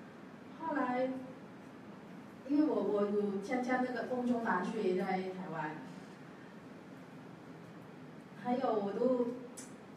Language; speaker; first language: Chinese; non-native, learner; Javanese